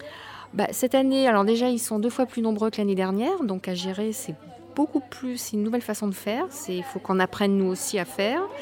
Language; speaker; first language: French; native; French